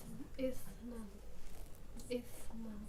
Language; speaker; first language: Arabic; non-native, learner; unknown